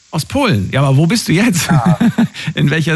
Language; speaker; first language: German; native; German